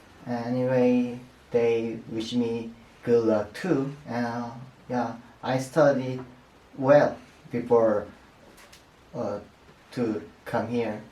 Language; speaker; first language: English; non-native, learner; Korean